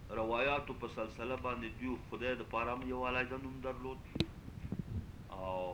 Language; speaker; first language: Pashto; non-native, local second language; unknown